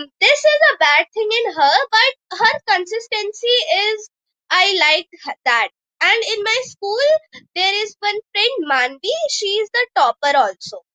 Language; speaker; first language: English; non-native, local second language; Hindi